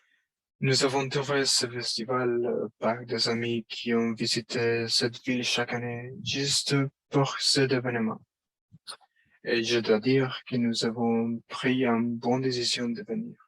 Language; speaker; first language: French; non-native, learner; Spanish